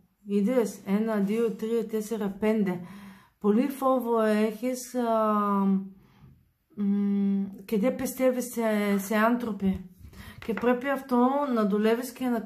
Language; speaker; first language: Greek; non-native, learner; Bulgarian